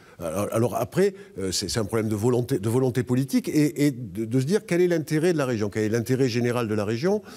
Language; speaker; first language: French; native; French